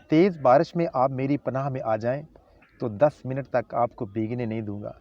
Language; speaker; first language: Urdu; non-native, local second language; Punjabi